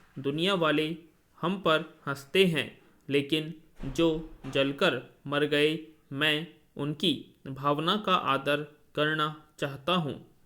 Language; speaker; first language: Hindi; native; Hindi